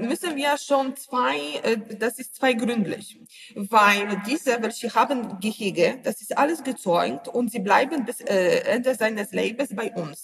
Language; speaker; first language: German; non-native, learner; Polish